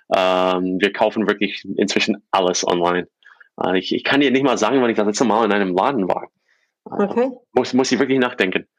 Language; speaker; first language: German; non-native, fluent; English